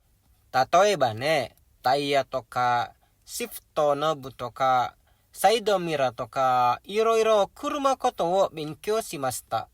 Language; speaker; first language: Japanese; non-native, learner; Indonesian